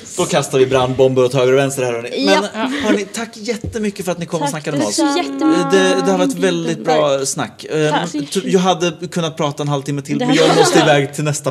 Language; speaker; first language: Swedish; native; Swedish